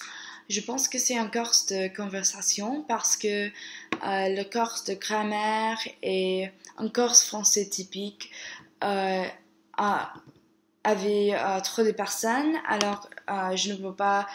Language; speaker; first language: French; non-native, learner; English